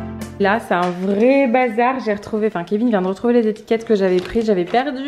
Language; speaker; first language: French; native; French